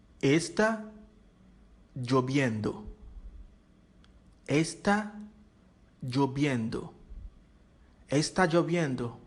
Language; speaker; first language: Spanish; non-native, learner; Haitian Creole